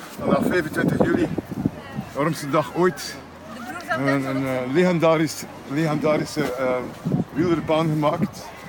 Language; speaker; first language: Dutch; native; Dutch